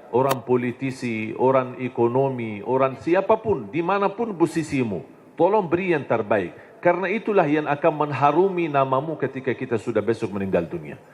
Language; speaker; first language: Indonesian; non-native, fluent; Arabic